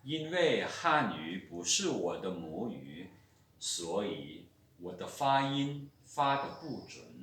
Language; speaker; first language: Chinese; non-native, fluent; Lao